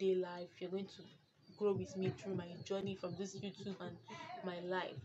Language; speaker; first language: English; non-native, local second language; Igbo